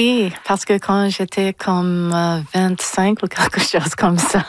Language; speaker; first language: French; non-native, local second language; English